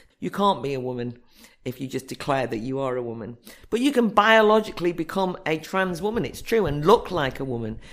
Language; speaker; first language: English; native; English